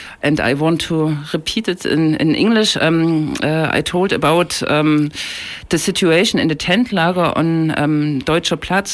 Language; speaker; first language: English; non-native, learner; German